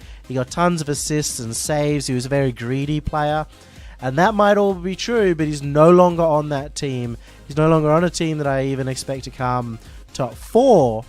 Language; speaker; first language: English; native; English